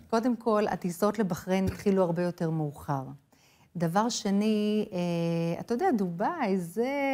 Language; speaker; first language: Hebrew; non-native, fluent; English